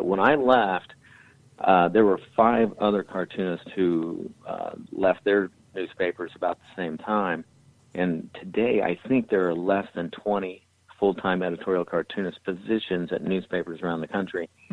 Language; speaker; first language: English; native; English